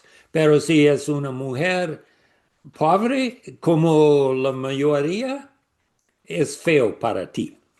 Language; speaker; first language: Spanish; non-native, learner; English